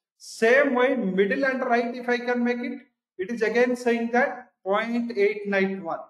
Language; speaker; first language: English; non-native, local second language; Odia